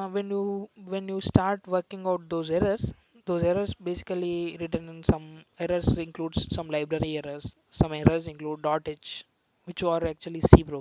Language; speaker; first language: English; non-native, local second language; Telugu